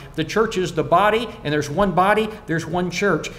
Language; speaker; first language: English; native; English